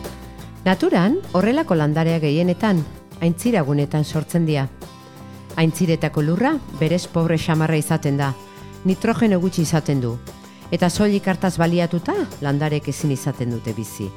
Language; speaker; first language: Basque; native; Basque